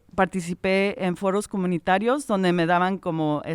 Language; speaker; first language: Spanish; early bilingual, heritage; Spanish